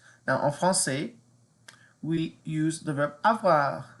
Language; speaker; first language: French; non-native, fluent; English